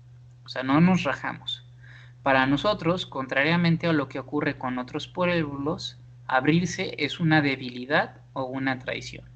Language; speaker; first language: Spanish; native; Spanish